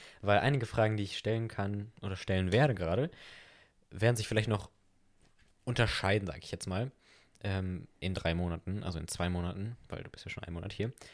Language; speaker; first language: German; native; German